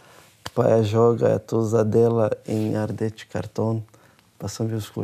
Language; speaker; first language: Slovenian; non-native, learner; Portuguese